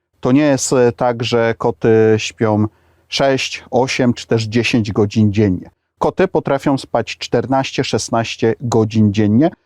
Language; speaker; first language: Polish; native; Polish